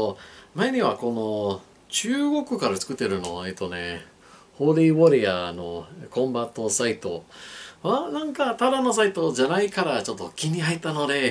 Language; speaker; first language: Japanese; non-native, learner; English